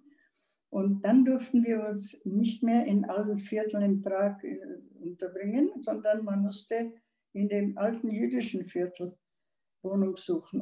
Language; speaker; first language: German; non-native, local second language; Czech